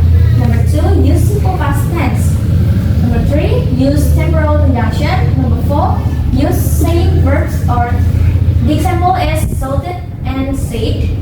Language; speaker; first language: English; non-native, learner; Indonesian